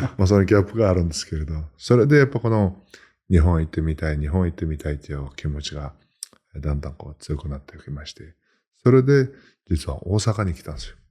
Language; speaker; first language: Japanese; non-native, fluent; Mongolian